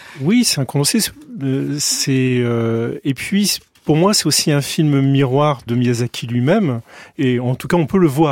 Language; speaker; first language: French; native; French